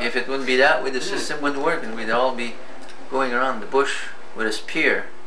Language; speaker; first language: English; non-native, fluent; French